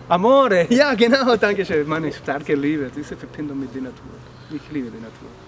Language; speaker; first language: German; non-native, learner; Spanish